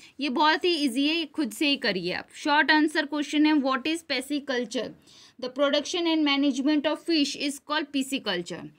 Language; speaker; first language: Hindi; non-native, local second language; Gujarati